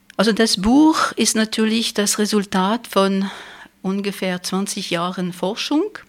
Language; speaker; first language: German; non-native, fluent; French